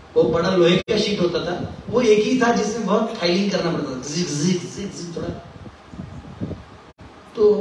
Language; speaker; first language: Hindi; native; Hindi